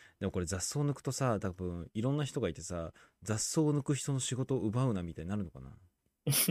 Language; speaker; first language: Japanese; native; Japanese